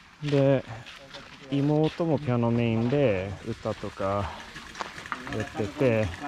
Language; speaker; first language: Japanese; non-native, fluent; Swedish